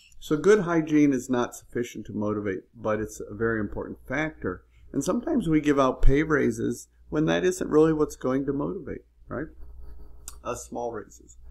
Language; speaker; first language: English; native; English